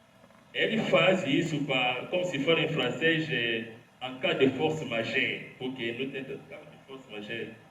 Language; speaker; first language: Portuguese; non-native, learner; Lingala